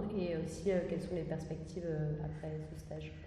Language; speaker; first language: French; native; French